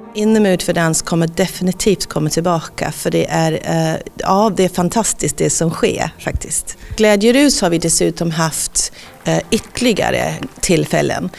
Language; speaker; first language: Swedish; non-native, fluent; English